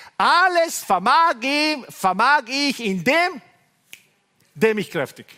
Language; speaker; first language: German; non-native, fluent; Italian